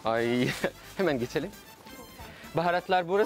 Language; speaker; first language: Turkish; non-native, fluent; Arabic